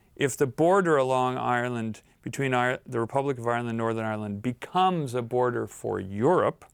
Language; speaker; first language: English; native; English